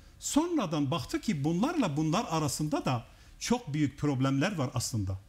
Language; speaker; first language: Turkish; non-native, local second language; Kurdish